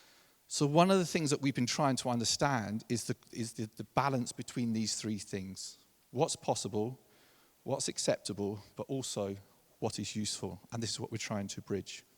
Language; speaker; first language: English; native; English